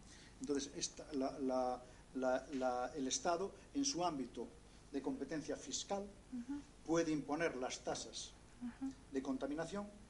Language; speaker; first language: Spanish; native; Spanish